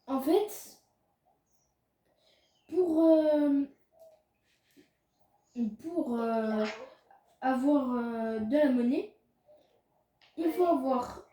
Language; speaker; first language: French; native; French